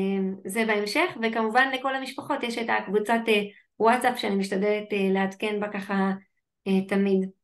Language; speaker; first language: Hebrew; native; Hebrew